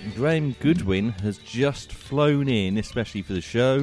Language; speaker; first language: English; native; English